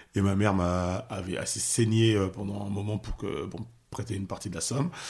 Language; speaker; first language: French; early bilingual, other home language; Haitian Creole